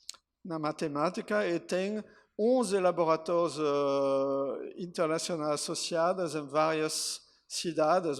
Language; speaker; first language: Portuguese; non-native, fluent; French